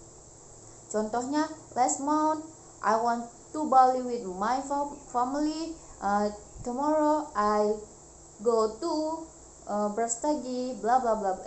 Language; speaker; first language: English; non-native, learner; Indonesian